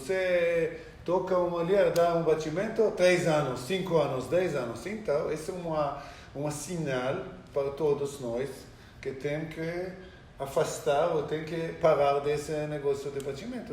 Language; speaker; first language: Portuguese; non-native, learner; Hebrew